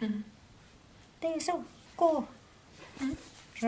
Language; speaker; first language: Swedish; non-native, learner; Finnish